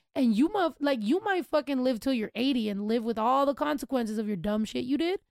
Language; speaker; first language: English; native; English